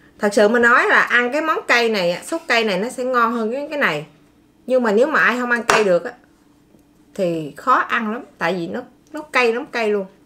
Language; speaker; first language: Vietnamese; native; Vietnamese